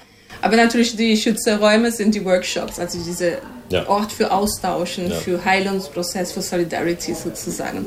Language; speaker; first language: German; non-native, fluent; Portuguese